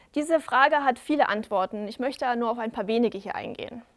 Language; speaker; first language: German; native; German